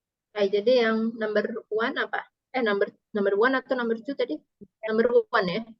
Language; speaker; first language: Indonesian; native; Indonesian